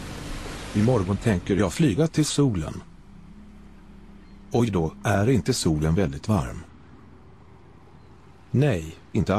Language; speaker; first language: Swedish; native; Swedish